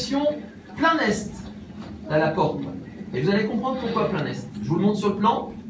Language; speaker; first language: French; native; French